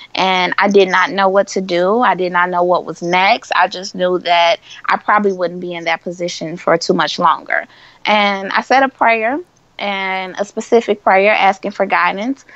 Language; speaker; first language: English; native; English